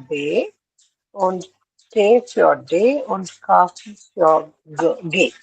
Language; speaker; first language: German; non-native, learner; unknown